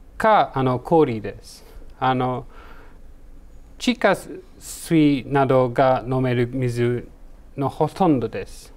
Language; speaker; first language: Japanese; non-native, learner; English